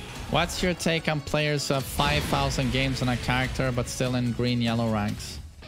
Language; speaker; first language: English; non-native, fluent; Swedish